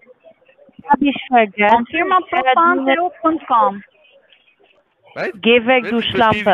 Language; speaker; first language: German; non-native, learner; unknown